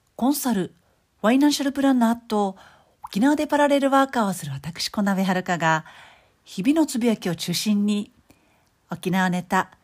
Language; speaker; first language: Japanese; native; Japanese